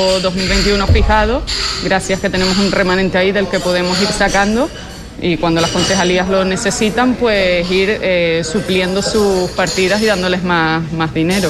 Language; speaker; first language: Spanish; native; Spanish